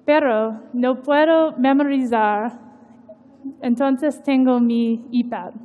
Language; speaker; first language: Spanish; non-native, learner; English